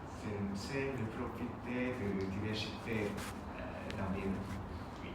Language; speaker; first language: French; non-native, learner; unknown